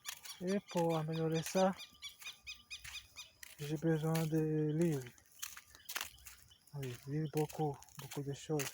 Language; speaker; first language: French; non-native, learner; Portuguese